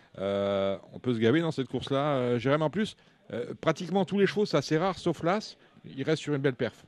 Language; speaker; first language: French; native; French